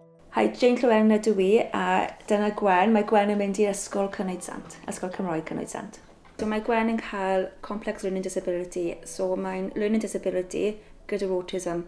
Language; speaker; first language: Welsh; non-native, local second language; English